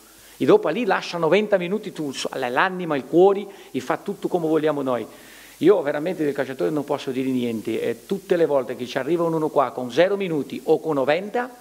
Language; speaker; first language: Italian; non-native, fluent; Portuguese